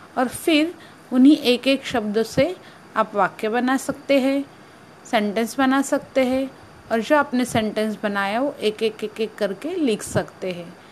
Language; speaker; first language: Hindi; non-native, local second language; Marathi